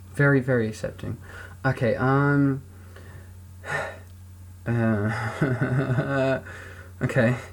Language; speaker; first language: English; native; English